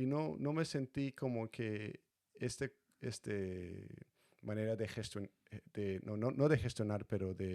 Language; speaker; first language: Spanish; non-native, fluent; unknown